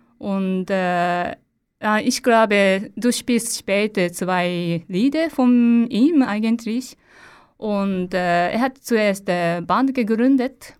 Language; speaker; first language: German; non-native, learner; Japanese